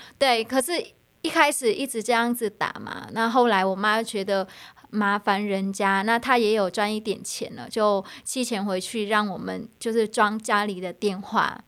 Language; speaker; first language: Chinese; non-native, fluent; Vietnamese